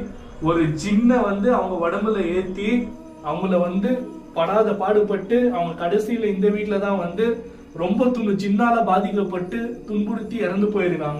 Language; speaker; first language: Tamil; native; Tamil